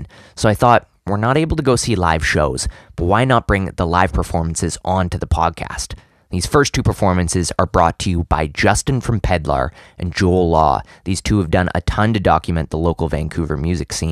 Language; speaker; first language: English; native; English